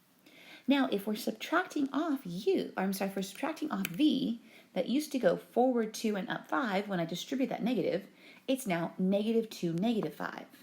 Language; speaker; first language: English; native; English